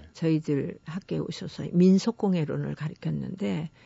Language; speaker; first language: Korean; native; Korean